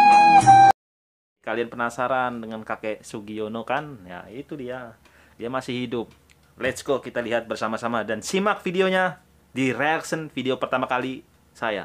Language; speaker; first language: Indonesian; native; Indonesian